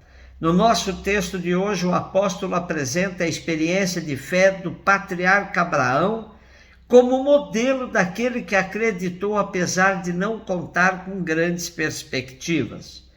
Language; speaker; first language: Portuguese; native; Portuguese